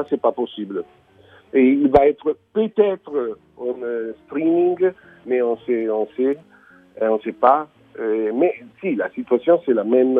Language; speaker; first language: French; non-native, learner; Italian